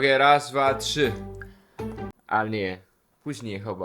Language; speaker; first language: Polish; non-native, learner; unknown